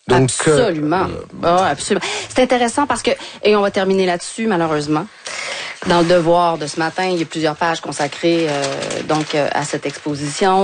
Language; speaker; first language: French; native; French